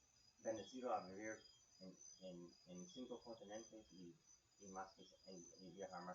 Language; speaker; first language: Spanish; non-native, fluent; English